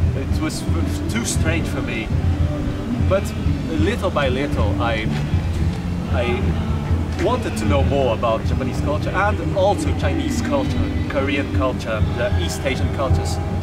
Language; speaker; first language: English; non-native, fluent; Portuguese